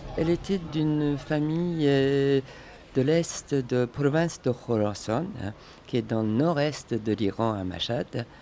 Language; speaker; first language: French; non-native, fluent; Persian